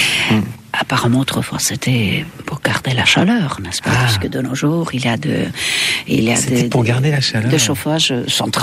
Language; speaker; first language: French; non-native, fluent; Estonian